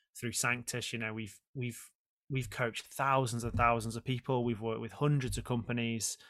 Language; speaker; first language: English; native; English